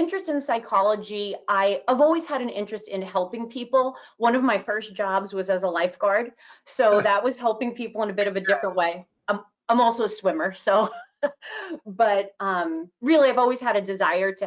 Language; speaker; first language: English; native; English